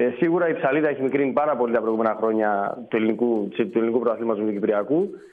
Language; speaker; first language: Greek; native; Greek